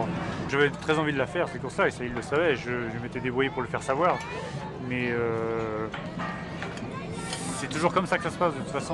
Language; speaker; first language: French; native; French